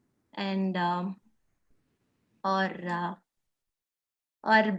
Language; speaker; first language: Hindi; non-native, local second language; Tamil